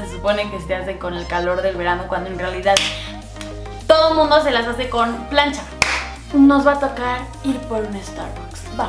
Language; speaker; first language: Spanish; native; Spanish